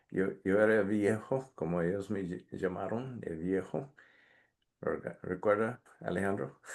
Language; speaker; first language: Spanish; non-native, fluent; English